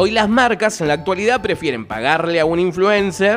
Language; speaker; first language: Spanish; native; Spanish